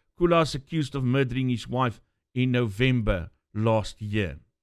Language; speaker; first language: English; non-native, local second language; Afrikaans